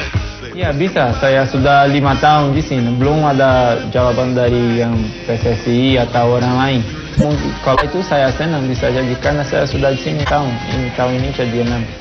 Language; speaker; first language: Indonesian; non-native, fluent; Portuguese